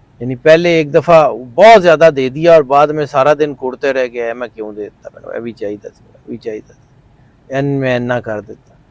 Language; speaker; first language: Urdu; non-native, local second language; Punjabi